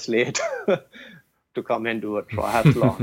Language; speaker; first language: English; non-native, local second language; Tamil